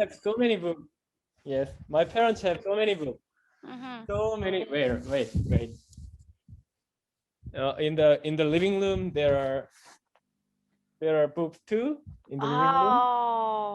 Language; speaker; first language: English; non-native, fluent; Korean